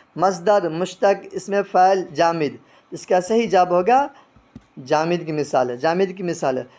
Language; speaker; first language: Urdu; native; Urdu